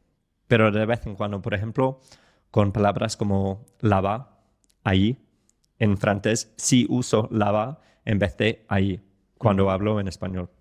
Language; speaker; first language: Spanish; non-native, fluent; English